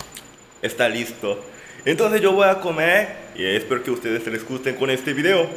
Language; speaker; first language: Spanish; non-native, learner; Korean